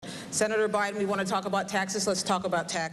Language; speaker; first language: English; native; English